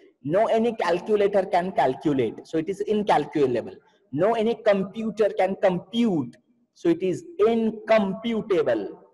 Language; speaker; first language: English; non-native, local second language; Marathi